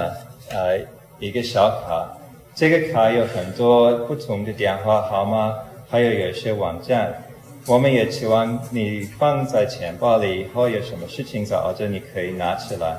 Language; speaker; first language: Chinese; non-native, fluent; English